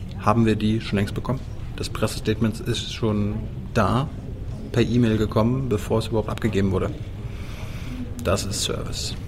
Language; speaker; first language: German; native; German